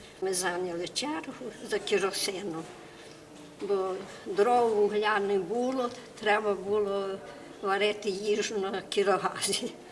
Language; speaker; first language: Ukrainian; native; Ukrainian